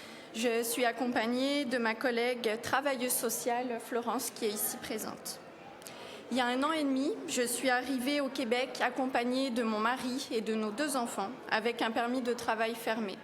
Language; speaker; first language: French; native; French